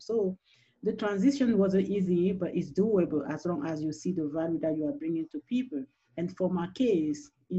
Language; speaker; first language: English; non-native, local second language; French